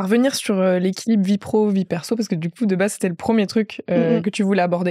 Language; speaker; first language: French; native; French